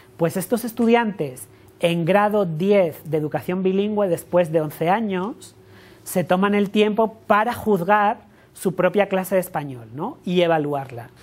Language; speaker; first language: Spanish; native; Spanish